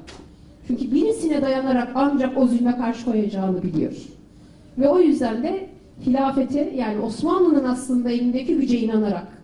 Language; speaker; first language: Turkish; native; Turkish